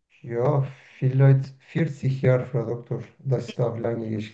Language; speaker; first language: German; non-native, learner; Turkish